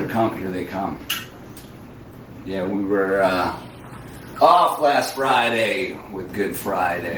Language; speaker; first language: English; native; English